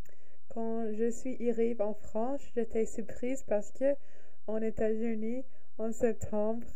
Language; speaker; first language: French; non-native, learner; English